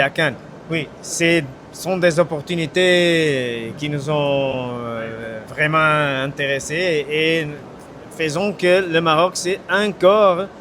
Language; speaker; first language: French; non-native, fluent; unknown